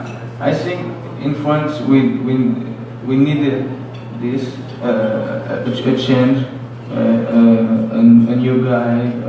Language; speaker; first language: English; non-native, learner; French